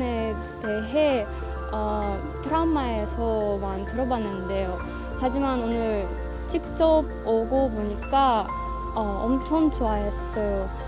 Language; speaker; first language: Korean; non-native, fluent; Russian